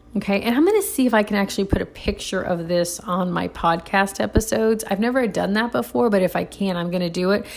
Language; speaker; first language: English; early bilingual, other home language; Spanish